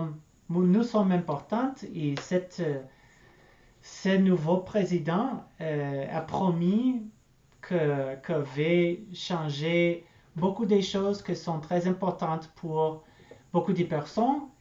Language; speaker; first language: French; non-native, learner; English